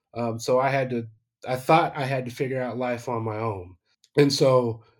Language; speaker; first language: English; native; English